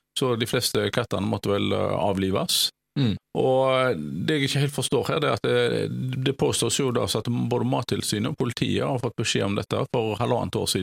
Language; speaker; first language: Norwegian; native; Norwegian